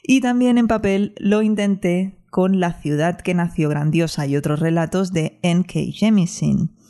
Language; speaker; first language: Spanish; non-native, local second language; Catalan